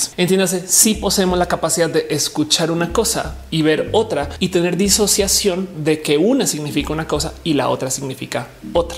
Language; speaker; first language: Spanish; native; Spanish